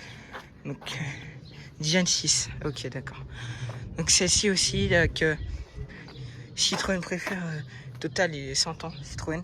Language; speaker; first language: French; native; French